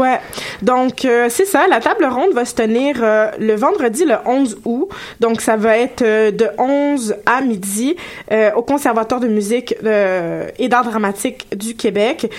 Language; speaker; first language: French; early bilingual, other home language; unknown